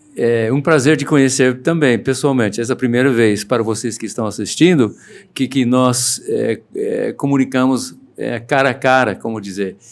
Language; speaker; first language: Portuguese; non-native, fluent; English